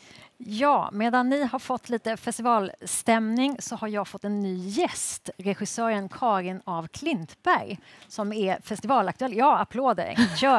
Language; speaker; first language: Swedish; native; Swedish